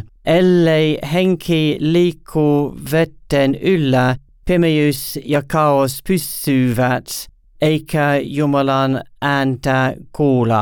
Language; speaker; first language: Finnish; non-native, learner; English